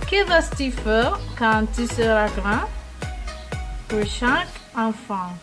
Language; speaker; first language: French; non-native, learner; Spanish